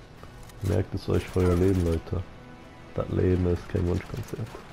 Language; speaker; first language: German; native; German